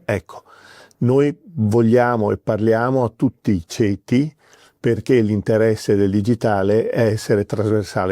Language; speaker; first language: Italian; native; Italian